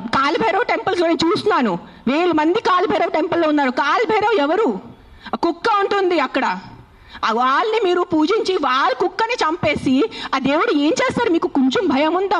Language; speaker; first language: Telugu; non-native, fluent; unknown